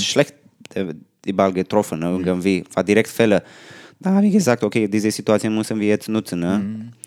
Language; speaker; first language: German; non-native, learner; Romanian